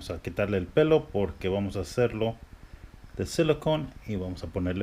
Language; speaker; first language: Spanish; early bilingual, heritage; Spanish